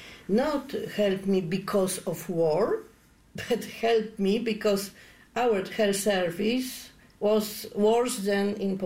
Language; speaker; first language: English; non-native, learner; Polish